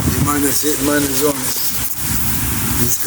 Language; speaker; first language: German; non-native, learner; Bosnian